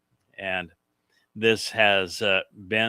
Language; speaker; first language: English; native; English